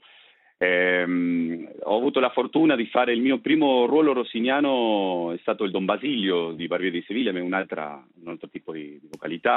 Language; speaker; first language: Italian; non-native, fluent; Spanish